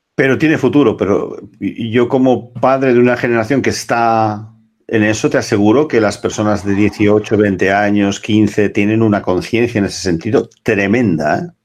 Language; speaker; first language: Spanish; non-native, local second language; Catalan